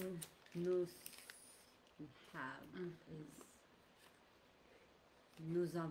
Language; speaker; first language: French; non-native, learner; English